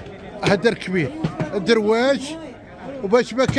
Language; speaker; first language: Arabic; native; Arabic